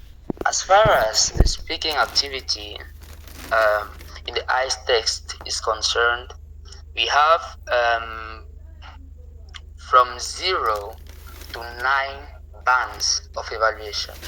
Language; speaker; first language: English; non-native, local second language; French